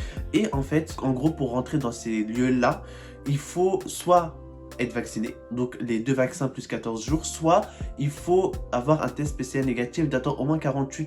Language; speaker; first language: French; native; French